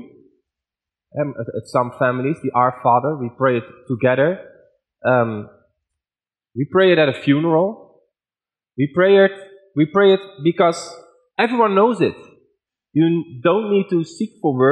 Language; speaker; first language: English; non-native, fluent; Dutch